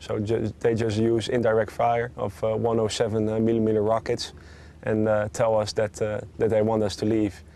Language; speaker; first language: English; non-native, fluent; Dutch